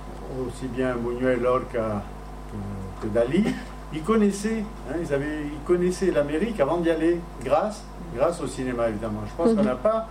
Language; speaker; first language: French; non-native, fluent; Spanish